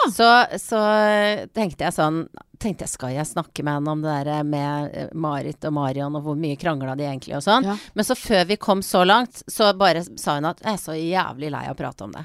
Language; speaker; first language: Norwegian; native; Norwegian